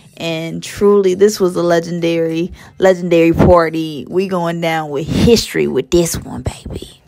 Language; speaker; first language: English; native; English